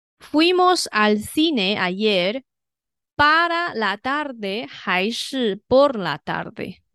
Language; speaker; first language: Spanish; non-native, fluent; Chinese